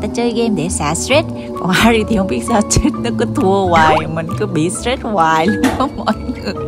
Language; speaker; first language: Vietnamese; early bilingual, heritage; Korean